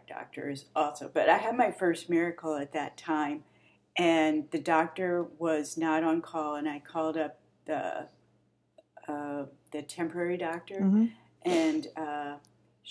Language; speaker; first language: English; native; English